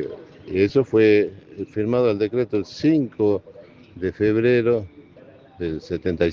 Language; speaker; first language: Spanish; native; Spanish